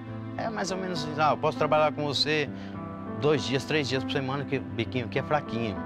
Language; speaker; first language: Portuguese; native; Portuguese